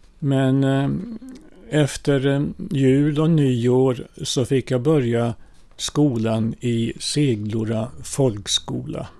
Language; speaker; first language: Swedish; early bilingual, other home language; Finnish